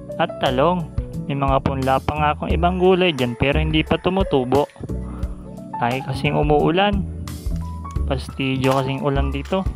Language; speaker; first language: Filipino; non-native, local second language; Bikol